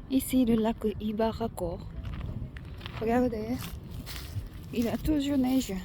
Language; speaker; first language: French; non-native, learner; Japanese